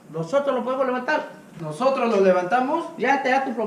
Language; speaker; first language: Spanish; native; Spanish